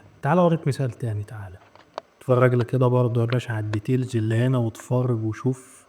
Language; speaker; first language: Arabic; native; Arabic